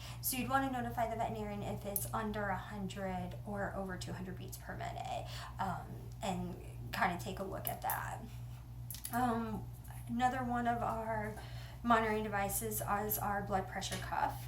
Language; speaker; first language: English; native; English